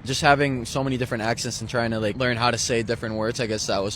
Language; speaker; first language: English; early bilingual, other home language; Spanish